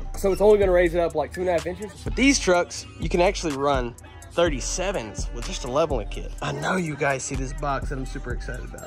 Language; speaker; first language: English; native; English